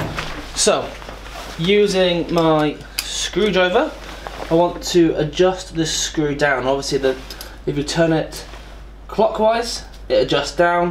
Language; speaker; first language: English; native; English